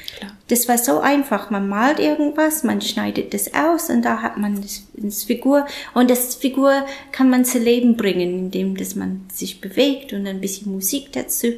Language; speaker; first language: German; non-native, fluent; English